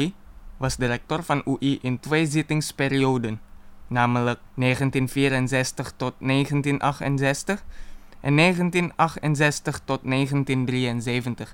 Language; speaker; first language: Dutch; non-native, fluent; Indonesian